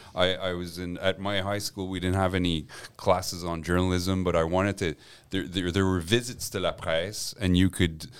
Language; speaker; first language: English; non-native, fluent; French